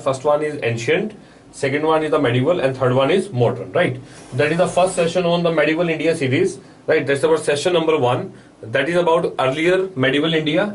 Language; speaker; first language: English; non-native, local second language; Hindi